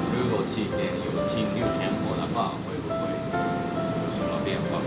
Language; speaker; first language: Chinese; non-native, fluent; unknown